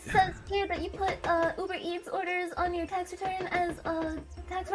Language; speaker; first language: English; native; English